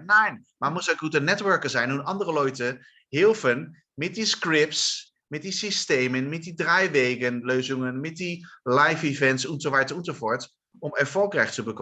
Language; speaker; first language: German; non-native, learner; Dutch